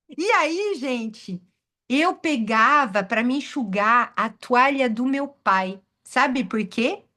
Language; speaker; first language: Portuguese; non-native, fluent; French